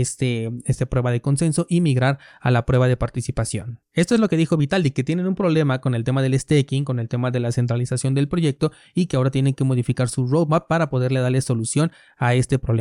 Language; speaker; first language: Spanish; native; Spanish